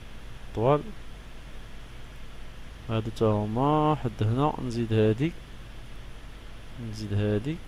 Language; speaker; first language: Arabic; native; Arabic